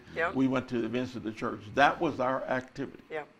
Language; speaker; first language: English; native; English